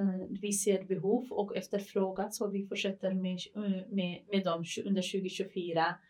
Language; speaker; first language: Swedish; non-native, fluent; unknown